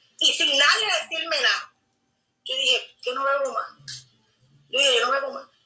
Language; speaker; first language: Spanish; native; Spanish